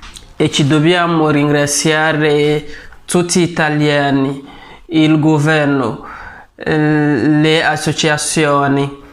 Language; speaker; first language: Italian; non-native, fluent; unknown